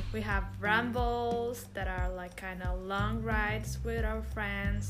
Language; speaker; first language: English; non-native, fluent; Spanish